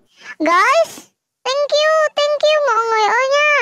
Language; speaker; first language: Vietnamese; non-native, learner; Indonesian